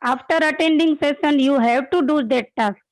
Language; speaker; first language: English; non-native, learner; Gujarati